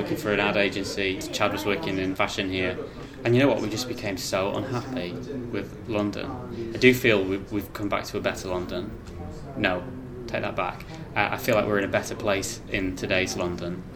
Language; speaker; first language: English; native; English